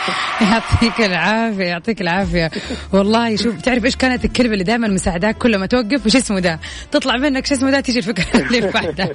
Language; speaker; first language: Arabic; native; Arabic